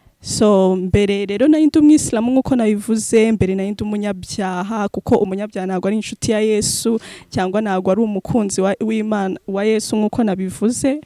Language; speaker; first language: Kinyarwanda; native; Kinyarwanda